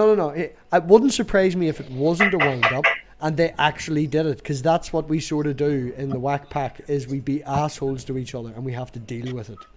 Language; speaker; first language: English; native; English